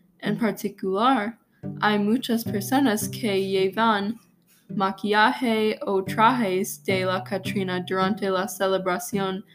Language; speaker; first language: Spanish; non-native, learner; English